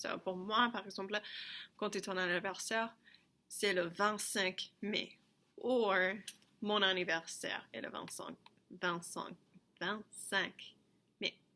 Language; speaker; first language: French; non-native, fluent; English